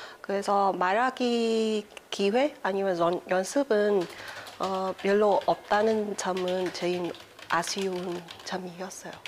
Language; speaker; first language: Korean; non-native, fluent; Vietnamese